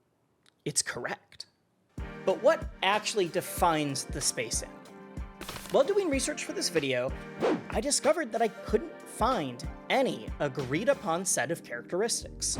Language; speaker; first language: English; native; English